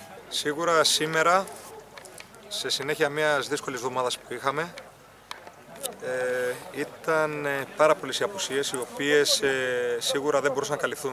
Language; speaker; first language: Greek; native; Greek